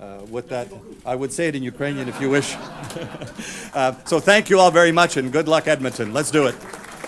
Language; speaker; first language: English; native; English